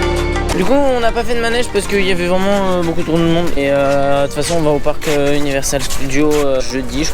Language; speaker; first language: French; native; French